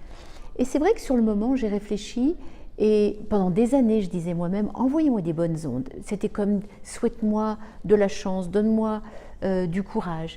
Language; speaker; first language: French; native; French